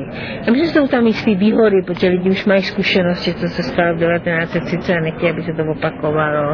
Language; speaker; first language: Czech; non-native, fluent; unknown